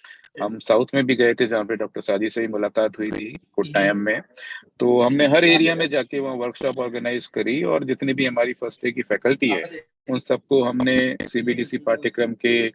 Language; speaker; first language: Hindi; native; Hindi